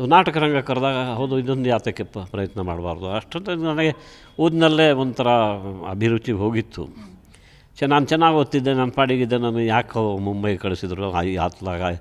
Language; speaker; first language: Kannada; early bilingual, other home language; Konkani